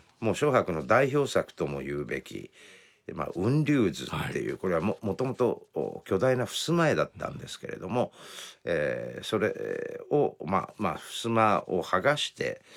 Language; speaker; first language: Japanese; native; Japanese